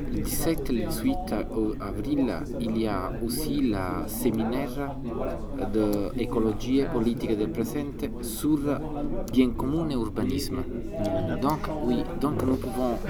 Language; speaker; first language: French; non-native, learner; Italian